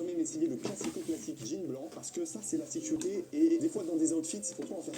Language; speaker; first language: French; native; French